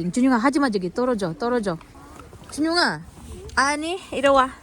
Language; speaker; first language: Korean; non-native, learner; Filipino